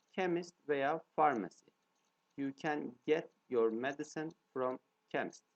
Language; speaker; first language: English; non-native, fluent; Turkish